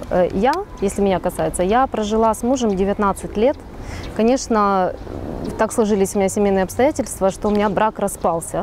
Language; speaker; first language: Russian; native; Russian